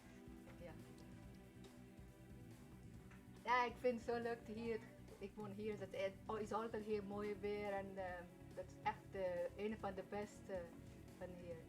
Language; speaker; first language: Dutch; early bilingual, other home language; Persian